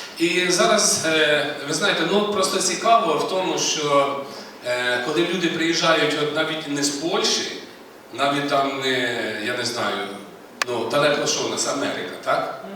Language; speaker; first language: Ukrainian; native; Ukrainian